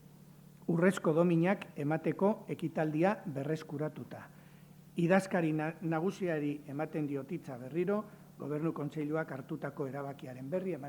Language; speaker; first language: Basque; native; Basque